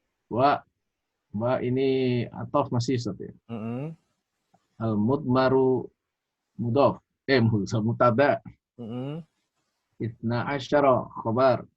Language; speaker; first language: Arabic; non-native, learner; Indonesian